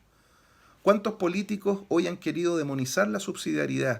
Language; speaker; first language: Spanish; native; Spanish